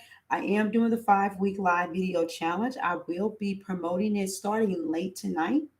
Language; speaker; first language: English; native; English